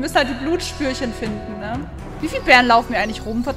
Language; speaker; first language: German; native; German